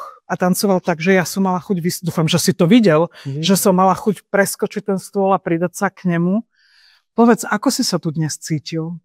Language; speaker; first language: Slovak; native; Slovak